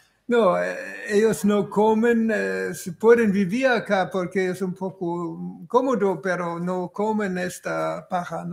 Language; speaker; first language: Spanish; non-native, fluent; German